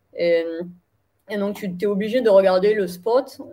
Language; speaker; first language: French; native; French